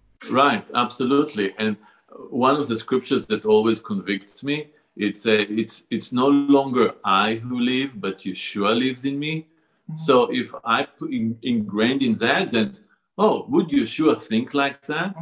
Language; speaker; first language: English; non-native, fluent; Hebrew